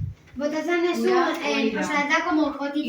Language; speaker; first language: Basque; non-native, local second language; Spanish